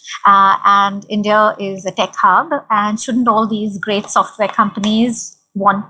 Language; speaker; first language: English; non-native, local second language; Hindi